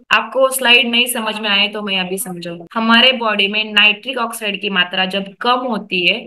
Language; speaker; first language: Hindi; non-native, local second language; Marathi